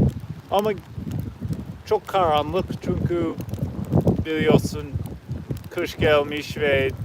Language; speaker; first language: Turkish; non-native, learner; English